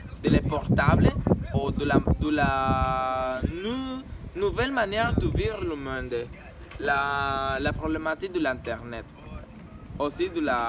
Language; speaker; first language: French; non-native, learner; Spanish